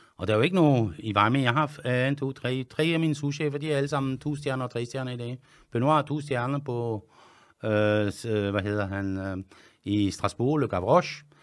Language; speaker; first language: Danish; non-native, fluent; French